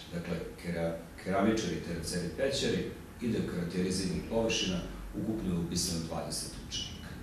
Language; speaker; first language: Serbian; native; Serbian